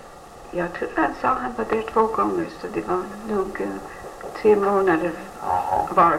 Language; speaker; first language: Swedish; early bilingual, heritage; Swedish